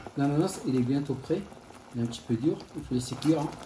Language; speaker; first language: French; non-native, local second language; Arabic